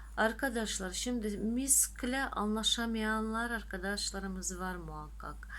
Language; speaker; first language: Turkish; non-native, fluent; Russian